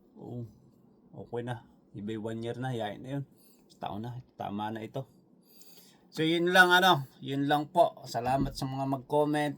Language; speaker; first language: Filipino; non-native, local second language; Cebuano